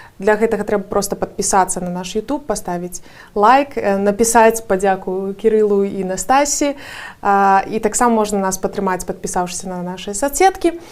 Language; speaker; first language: Belarusian; non-native, local second language; Russian